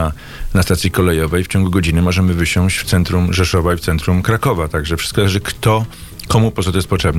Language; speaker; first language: Polish; native; Polish